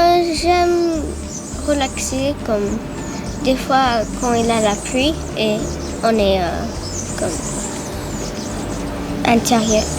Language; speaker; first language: French; early bilingual, heritage; French